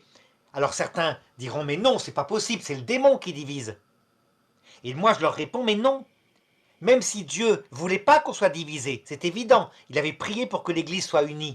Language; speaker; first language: French; native; French